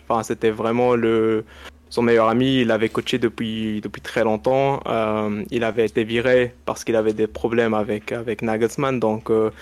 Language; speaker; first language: French; non-native, local second language; Arabic